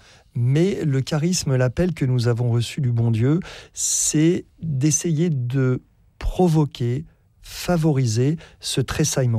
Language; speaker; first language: French; native; French